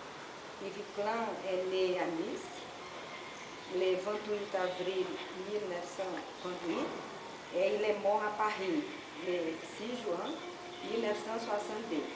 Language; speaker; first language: French; non-native, learner; Portuguese